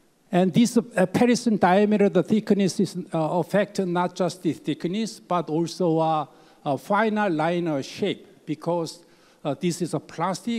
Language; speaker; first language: English; non-native, fluent; Korean